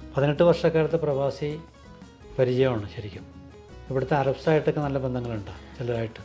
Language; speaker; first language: Malayalam; native; Malayalam